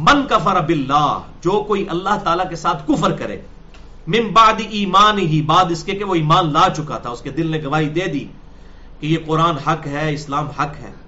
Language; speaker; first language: Urdu; non-native, local second language; Punjabi